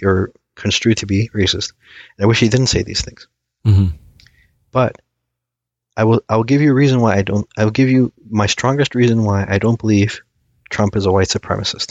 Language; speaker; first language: English; early bilingual, other home language; Assyrian Neo-Aramaic